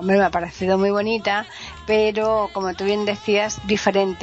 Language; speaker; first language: Spanish; native; Spanish